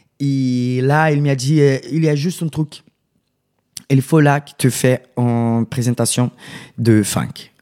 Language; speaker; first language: French; non-native, learner; Portuguese